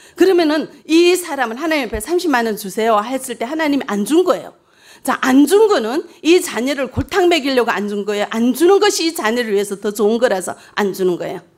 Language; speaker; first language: Korean; early bilingual, heritage; Korean